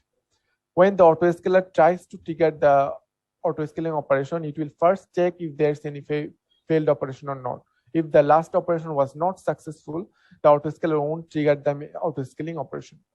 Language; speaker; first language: English; non-native, local second language; Bangla